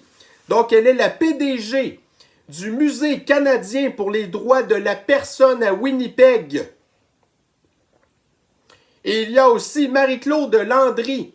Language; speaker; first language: French; native; French